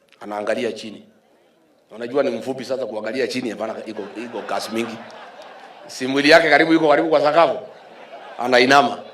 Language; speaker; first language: Swahili; non-native, local second language; Kikuyu